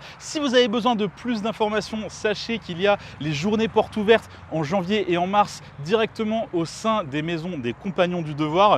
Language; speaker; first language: French; native; French